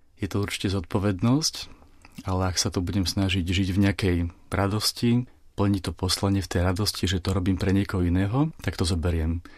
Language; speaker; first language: Slovak; native; Slovak